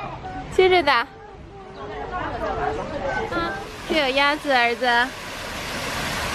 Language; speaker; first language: Chinese; native; Chinese